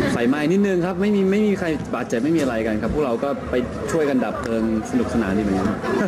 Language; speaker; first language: Thai; early bilingual, heritage; Thai